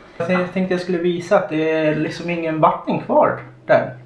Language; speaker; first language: Swedish; native; Swedish